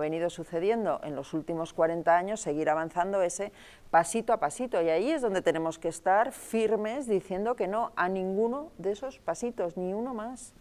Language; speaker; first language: Spanish; native; Spanish